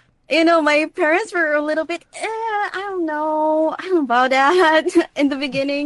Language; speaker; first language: English; non-native, local second language; Filipino